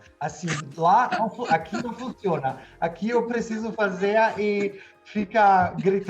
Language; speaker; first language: Portuguese; non-native, fluent; German